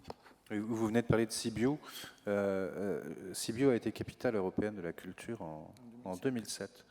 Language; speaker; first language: French; native; French